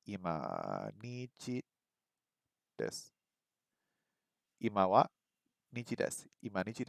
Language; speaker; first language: Japanese; non-native, learner; English